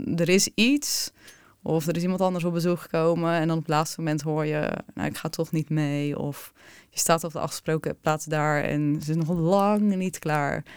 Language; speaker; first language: Dutch; native; Dutch